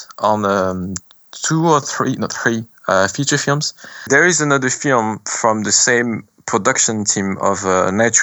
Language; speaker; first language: English; non-native, fluent; French